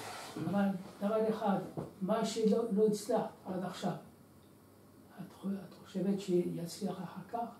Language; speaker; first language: Hebrew; non-native, fluent; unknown